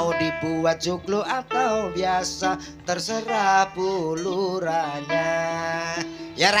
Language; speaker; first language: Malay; non-native, local second language; Javanese